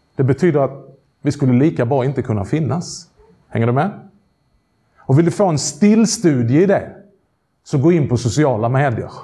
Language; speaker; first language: Swedish; native; Swedish